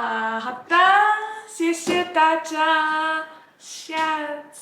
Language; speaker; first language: Chinese; non-native, learner; English